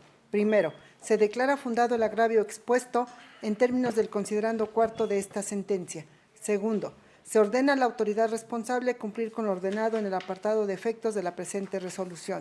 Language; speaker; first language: Spanish; native; Spanish